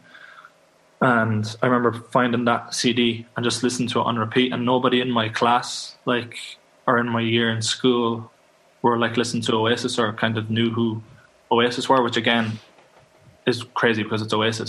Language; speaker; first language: English; native; English